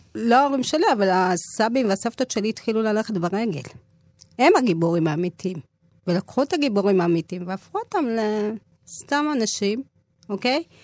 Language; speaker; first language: Hebrew; early bilingual, other home language; Amharic